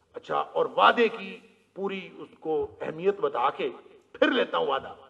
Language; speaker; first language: Urdu; non-native, local second language; Punjabi